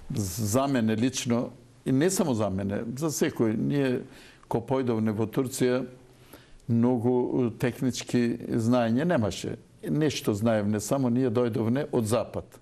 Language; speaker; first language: Macedonian; non-native, local second language; Turkish